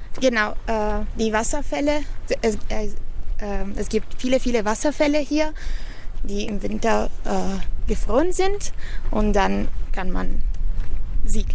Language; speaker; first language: German; non-native, fluent; Italian